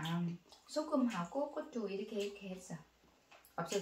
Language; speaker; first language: Korean; non-native, learner; Vietnamese